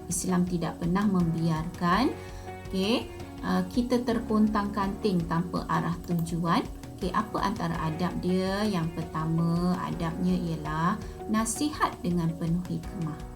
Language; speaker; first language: Malay; native; Malay